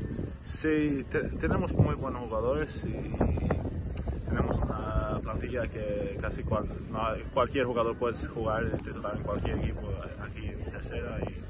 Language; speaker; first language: Spanish; non-native, learner; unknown